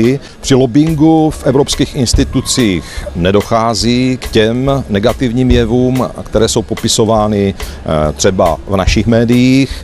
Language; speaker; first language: Czech; native; Czech